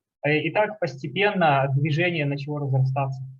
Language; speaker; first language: Russian; native; Russian